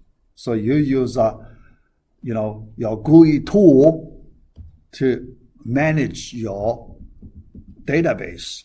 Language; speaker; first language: English; non-native, fluent; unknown